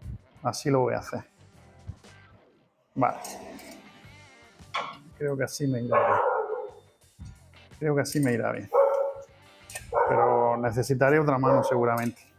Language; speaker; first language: Spanish; native; Spanish